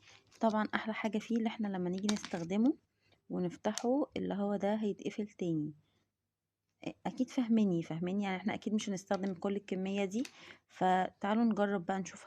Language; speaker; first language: Arabic; native; Arabic